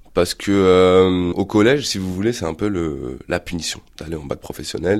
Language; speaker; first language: French; native; French